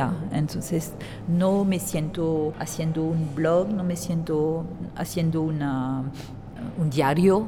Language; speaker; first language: Spanish; non-native, fluent; French